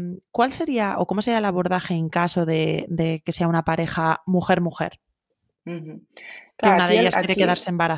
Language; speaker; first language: Spanish; native; Spanish